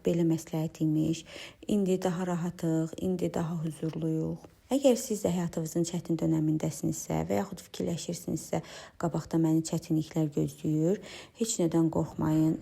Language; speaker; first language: Azerbaijani; non-native, local second language; Talysh